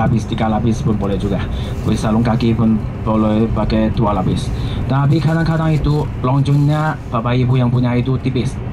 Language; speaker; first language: Indonesian; non-native, fluent; Chinese